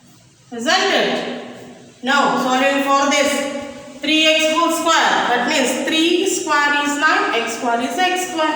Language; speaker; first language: English; non-native, local second language; Kannada